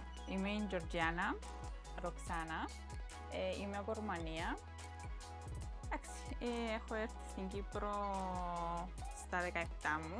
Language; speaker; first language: Greek; non-native, fluent; Romanian